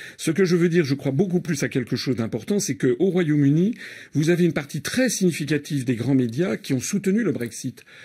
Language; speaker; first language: French; native; French